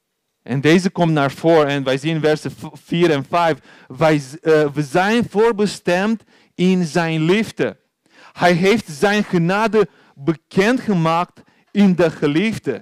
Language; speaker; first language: Dutch; non-native, learner; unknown